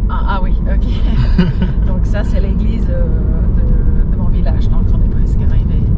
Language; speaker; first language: French; non-native, fluent; English